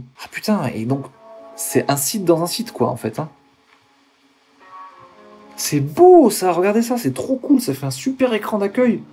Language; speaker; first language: French; native; French